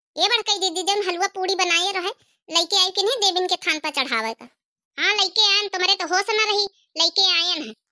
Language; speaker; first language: Hindi; native; Hindi